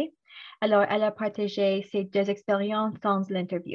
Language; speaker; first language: French; non-native, fluent; English